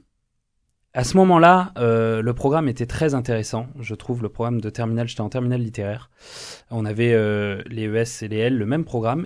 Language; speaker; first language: French; native; French